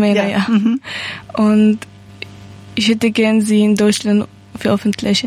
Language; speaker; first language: German; non-native, learner; Persian